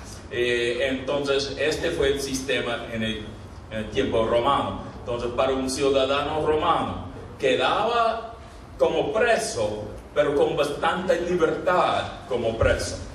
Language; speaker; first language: Spanish; non-native, fluent; English